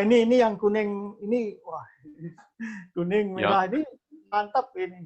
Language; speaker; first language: Indonesian; native; Indonesian